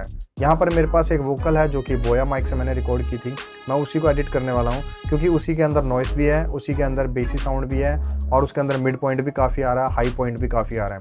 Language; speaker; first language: Hindi; native; Hindi